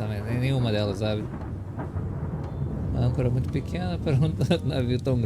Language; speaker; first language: Portuguese; native; Portuguese